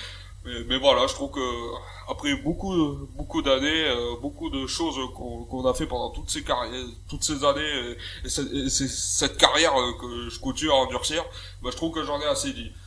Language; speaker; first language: French; native; French